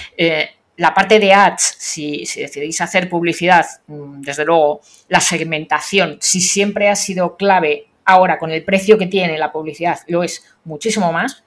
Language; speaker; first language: Spanish; native; Spanish